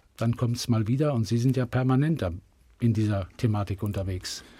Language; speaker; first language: German; native; German